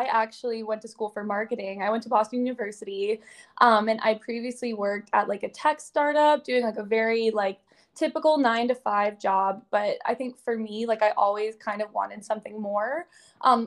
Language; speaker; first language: English; native; English